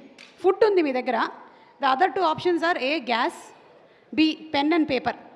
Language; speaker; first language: Telugu; native; Telugu